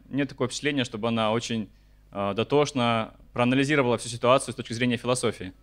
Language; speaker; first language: Russian; native; Russian